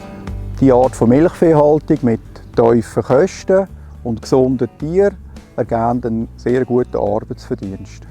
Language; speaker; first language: German; native; German